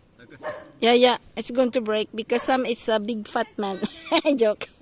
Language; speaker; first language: English; non-native, local second language; Filipino